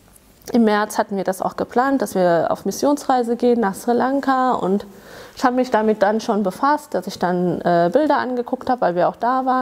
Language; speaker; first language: German; early bilingual, other home language; Tamil